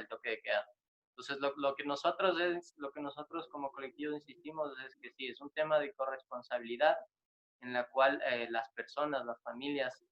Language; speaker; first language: Spanish; native; Spanish